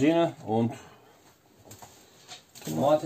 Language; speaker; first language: German; non-native, learner; Turkish